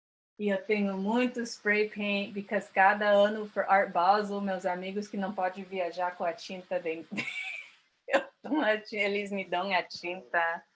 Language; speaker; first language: Portuguese; early bilingual, heritage; Portuguese